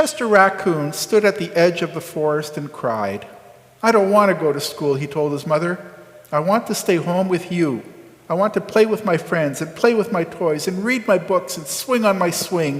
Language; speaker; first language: English; native; English